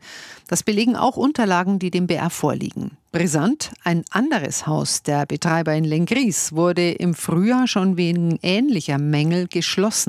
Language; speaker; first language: German; native; German